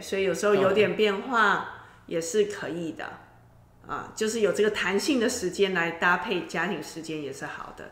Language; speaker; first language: Chinese; native; Chinese